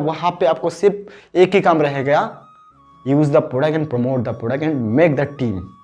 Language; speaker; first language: Hindi; non-native, local second language; Bangla